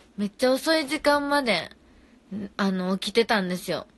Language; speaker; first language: Japanese; native; Japanese